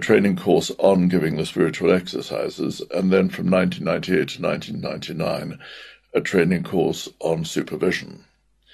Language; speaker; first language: English; native; English